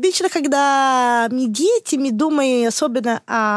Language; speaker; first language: Russian; non-native, learner; Portuguese